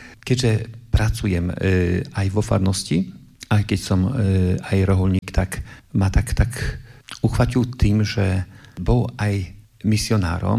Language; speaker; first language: Slovak; non-native, fluent; Polish